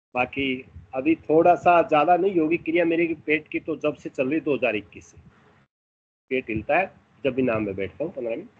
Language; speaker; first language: Hindi; native; Hindi